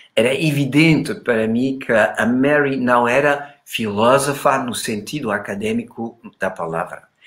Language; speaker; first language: Portuguese; non-native, fluent; German